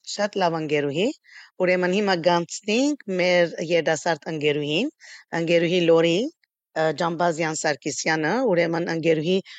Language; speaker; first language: Armenian; early bilingual, heritage; Armenian